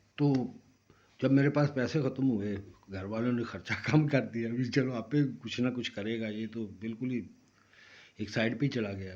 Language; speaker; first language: Urdu; non-native, local second language; Punjabi